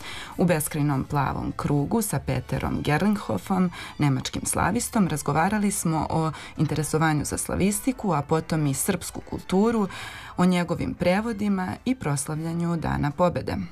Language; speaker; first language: Serbian; native; Serbian